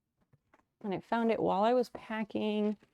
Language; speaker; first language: English; native; English